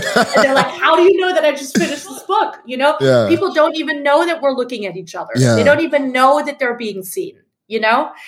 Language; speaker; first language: English; non-native, fluent; German